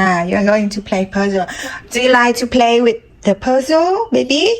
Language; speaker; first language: English; non-native, fluent; Vietnamese